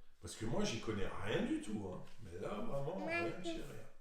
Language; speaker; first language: French; native; French